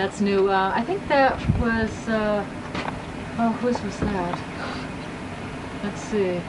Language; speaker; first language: English; native; English